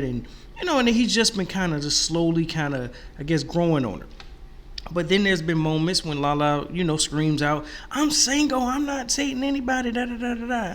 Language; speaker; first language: English; native; English